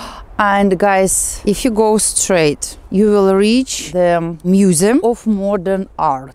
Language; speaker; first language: English; non-native, fluent; Russian